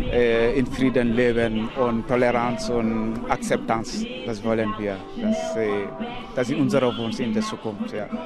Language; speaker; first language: German; non-native, learner; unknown